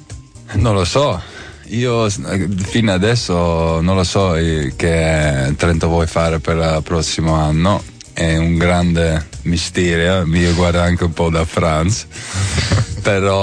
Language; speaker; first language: Italian; non-native, learner; Dutch